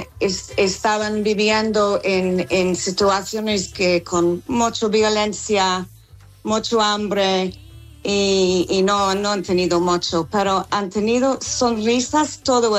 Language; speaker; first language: Spanish; non-native, learner; English